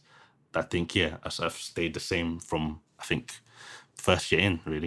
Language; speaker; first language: English; native; English